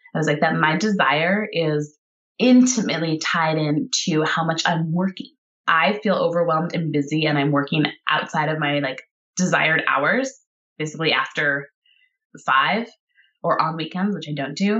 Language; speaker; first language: English; native; English